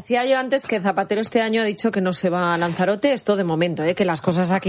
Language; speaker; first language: Spanish; native; Spanish